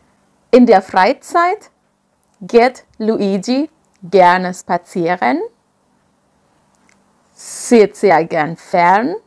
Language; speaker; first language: German; non-native, fluent; Indonesian